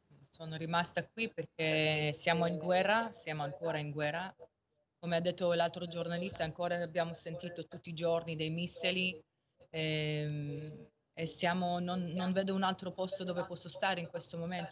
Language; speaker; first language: Italian; non-native, fluent; Hebrew